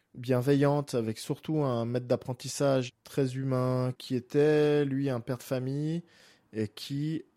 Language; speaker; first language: French; native; French